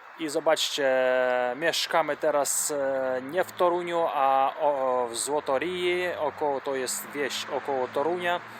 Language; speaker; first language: Polish; non-native, fluent; Russian